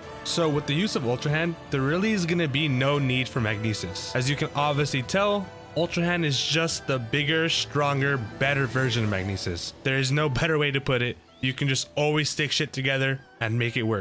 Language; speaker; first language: English; native; English